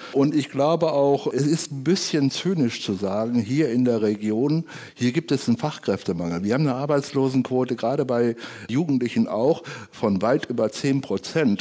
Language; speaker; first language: German; native; German